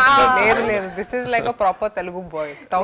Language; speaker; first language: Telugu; non-native, local second language; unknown